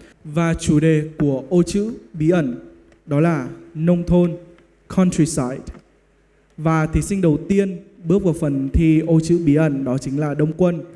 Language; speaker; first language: Vietnamese; native; Vietnamese